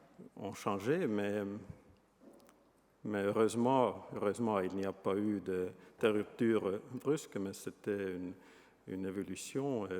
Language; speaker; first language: French; non-native, fluent; Estonian